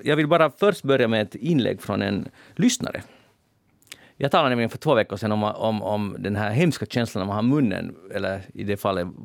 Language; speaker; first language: Swedish; native; Swedish